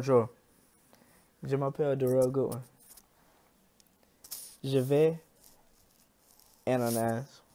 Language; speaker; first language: French; non-native, learner; English